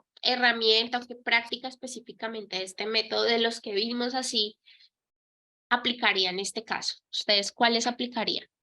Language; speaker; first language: Spanish; native; Spanish